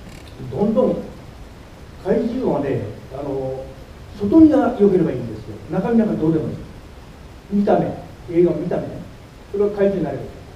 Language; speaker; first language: Japanese; native; Japanese